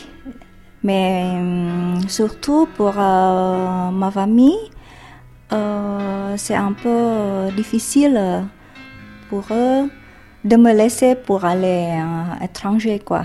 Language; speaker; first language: French; non-native, learner; Indonesian